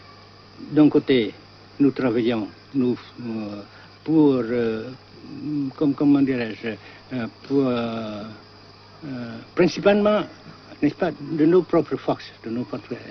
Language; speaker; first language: French; non-native, local second language; Vietnamese